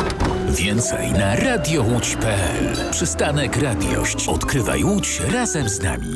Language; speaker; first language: Polish; native; Polish